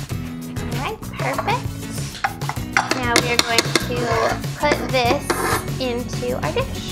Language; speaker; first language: English; native; English